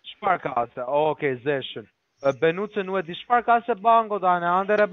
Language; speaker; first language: German; non-native, learner; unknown